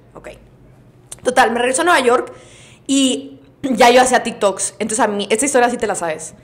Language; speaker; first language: Spanish; native; Spanish